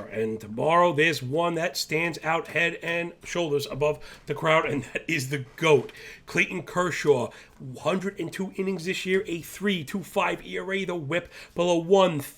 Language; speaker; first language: English; native; English